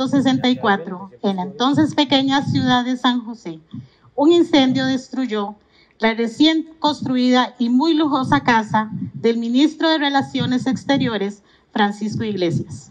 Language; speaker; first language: Spanish; native; Spanish